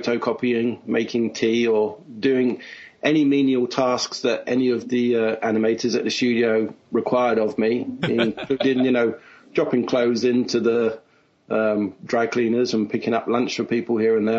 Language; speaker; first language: English; native; English